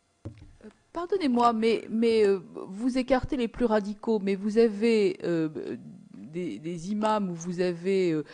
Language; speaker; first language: French; native; French